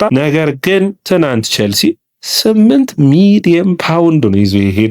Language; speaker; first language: Amharic; native; Amharic